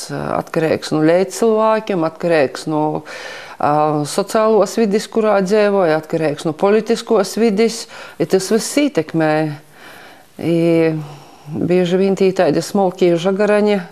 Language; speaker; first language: Latvian; native; Latvian